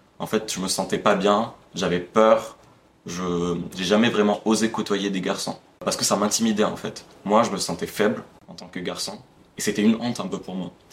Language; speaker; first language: French; non-native, local second language; Arabic